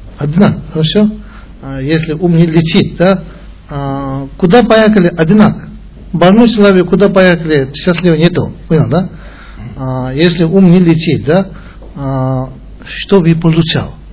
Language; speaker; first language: Russian; non-native, learner; Tibetan